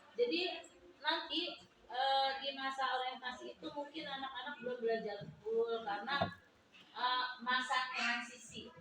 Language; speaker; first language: Indonesian; non-native, local second language; Sundanese